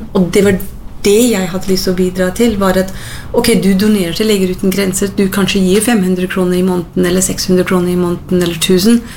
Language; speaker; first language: Norwegian; non-native, fluent; English